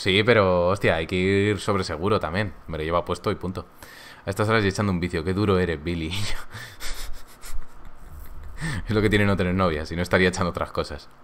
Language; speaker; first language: Spanish; native; Spanish